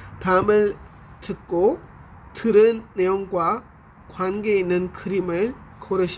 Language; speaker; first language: Korean; non-native, fluent; Urdu